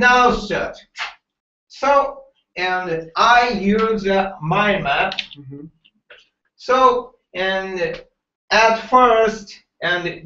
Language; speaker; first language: English; non-native, learner; Japanese